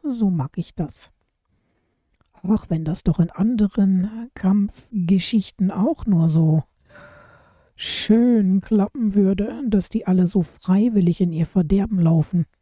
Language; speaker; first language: German; native; German